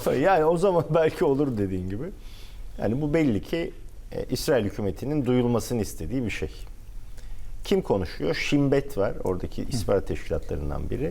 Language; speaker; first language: Turkish; native; Turkish